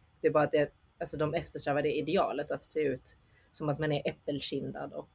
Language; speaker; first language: Swedish; early bilingual, other home language; Chinese